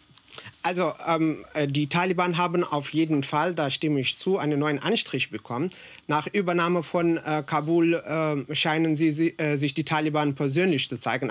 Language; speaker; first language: German; non-native, fluent; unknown